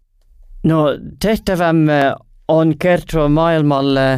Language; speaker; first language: Finnish; non-native, learner; English